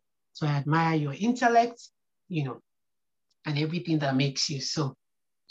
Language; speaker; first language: English; non-native, local second language; Yoruba